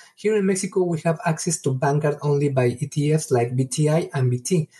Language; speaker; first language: English; non-native, fluent; Spanish